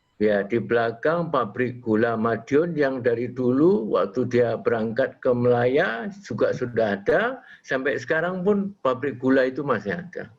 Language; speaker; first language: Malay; non-native, local second language; Javanese